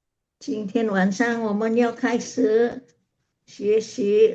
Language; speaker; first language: Chinese; non-native, learner; Indonesian